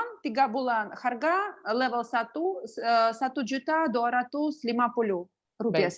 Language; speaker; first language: Indonesian; non-native, learner; Russian